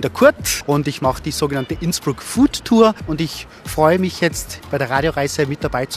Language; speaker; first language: German; native; German